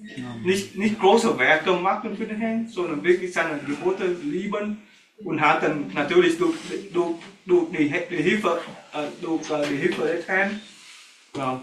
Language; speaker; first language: German; non-native, learner; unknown